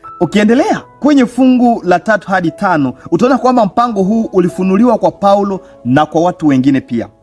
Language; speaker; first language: Swahili; native; Swahili